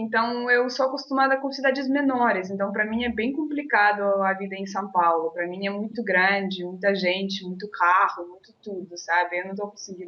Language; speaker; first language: Portuguese; non-native, fluent; Russian